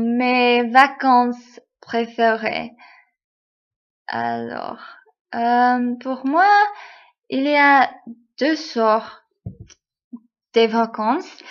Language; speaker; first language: French; non-native, learner; English